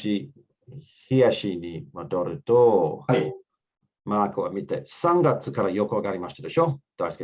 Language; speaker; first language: Japanese; non-native, learner; English